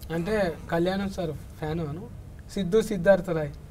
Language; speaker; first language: Telugu; native; Telugu